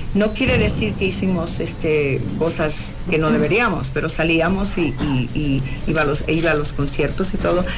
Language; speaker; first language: Spanish; early bilingual, heritage; Spanish